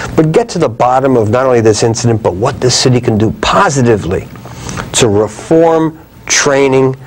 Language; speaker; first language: English; native; English